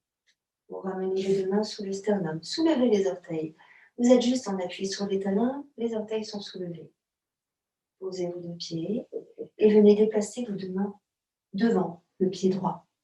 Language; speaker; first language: French; native; French